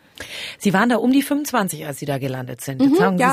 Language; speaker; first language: German; native; German